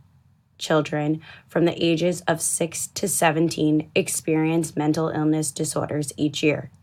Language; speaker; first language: English; native; English